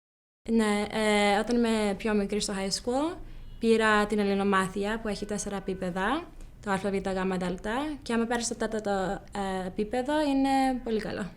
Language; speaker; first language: Greek; early bilingual, heritage; Greek